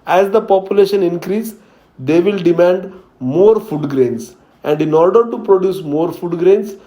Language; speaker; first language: English; non-native, local second language; Marathi